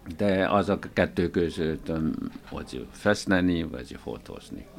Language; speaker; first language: Hungarian; non-native, learner; Chinese